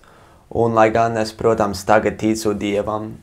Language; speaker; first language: Latvian; non-native, fluent; English